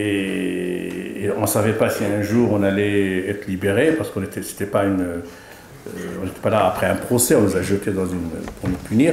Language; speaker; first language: French; non-native, local second language; Arabic